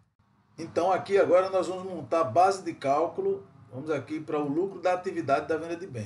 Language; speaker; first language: Portuguese; native; Portuguese